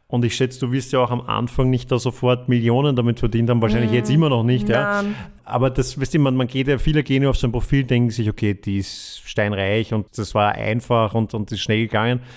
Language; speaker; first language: German; native; German